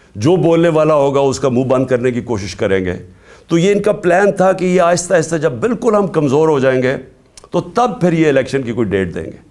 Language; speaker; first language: Urdu; native; Urdu